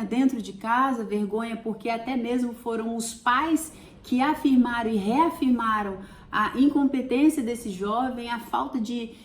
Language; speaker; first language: Portuguese; native; Portuguese